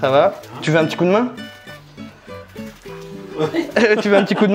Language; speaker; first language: French; native; French